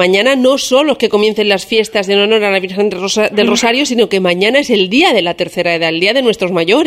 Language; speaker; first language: Spanish; native; Spanish